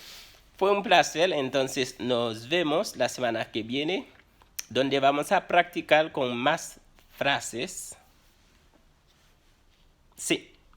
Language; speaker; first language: Spanish; non-native, fluent; Haitian Creole